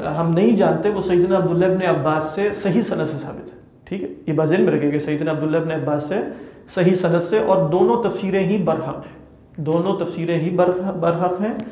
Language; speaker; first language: Urdu; native; Urdu